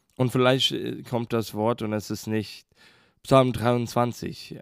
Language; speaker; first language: German; non-native, fluent; English